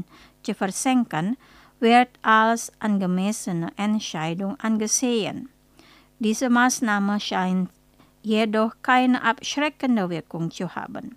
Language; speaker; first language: German; non-native, fluent; Indonesian